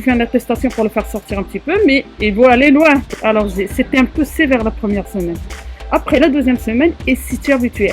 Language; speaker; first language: French; non-native, learner; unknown